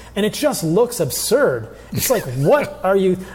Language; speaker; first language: English; early bilingual, other home language; Italian